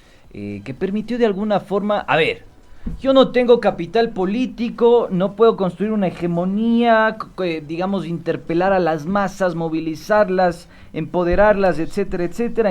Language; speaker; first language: Spanish; native; Spanish